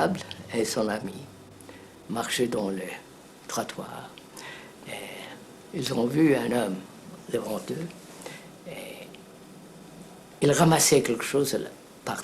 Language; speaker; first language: French; non-native, fluent; Telugu